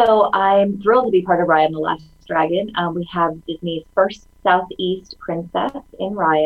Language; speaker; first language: English; early bilingual, other home language; Chinese